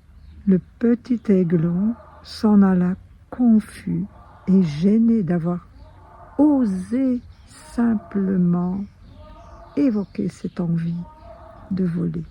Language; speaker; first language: French; native; French